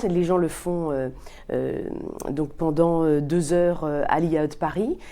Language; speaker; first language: French; native; French